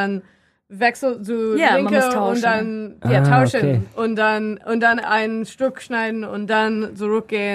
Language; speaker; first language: German; non-native, learner; English